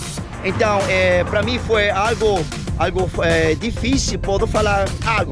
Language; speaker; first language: Portuguese; non-native, learner; Spanish